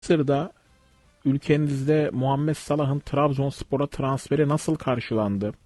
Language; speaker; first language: Turkish; native; Turkish